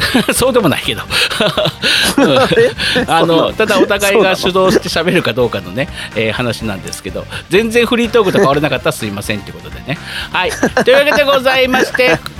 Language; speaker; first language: Japanese; native; Japanese